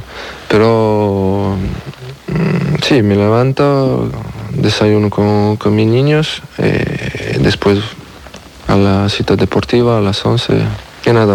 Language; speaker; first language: Spanish; non-native, learner; French